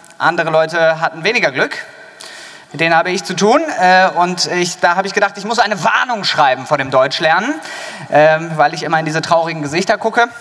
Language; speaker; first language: German; native; German